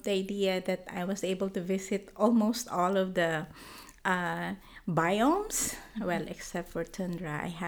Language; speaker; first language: English; non-native, local second language; Filipino